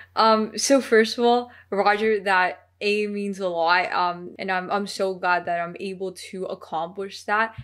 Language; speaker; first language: English; early bilingual, other home language; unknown